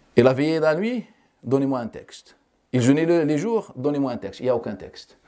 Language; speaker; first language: French; non-native, local second language; Wolof